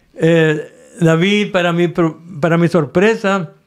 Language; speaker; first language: Spanish; native; Spanish